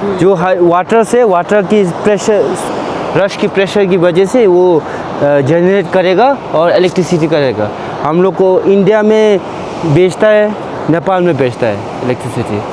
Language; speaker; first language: Hindi; non-native, fluent; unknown